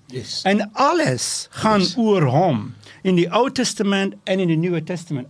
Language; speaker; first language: Afrikaans; non-native, local second language; English